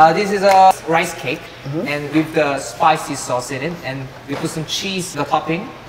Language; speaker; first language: English; non-native, fluent; Korean